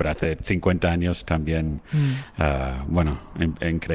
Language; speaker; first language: Spanish; non-native, fluent; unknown